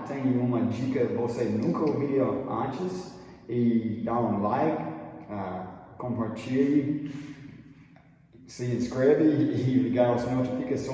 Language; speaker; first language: Portuguese; non-native, fluent; English